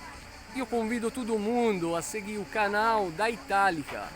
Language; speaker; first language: Portuguese; non-native, fluent; Italian